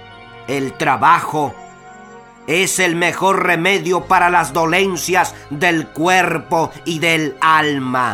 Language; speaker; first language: Spanish; native; Spanish